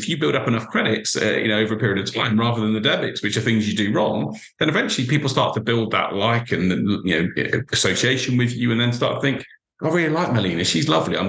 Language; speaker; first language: English; native; English